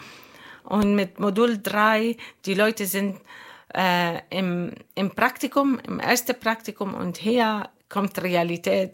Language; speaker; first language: German; non-native, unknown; Arabic